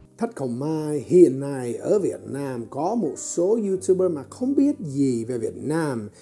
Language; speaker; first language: Vietnamese; non-native, fluent; English